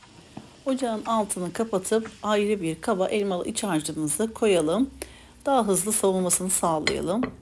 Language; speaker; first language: Turkish; native; Turkish